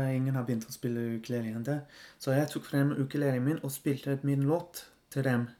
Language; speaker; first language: Norwegian; non-native, fluent; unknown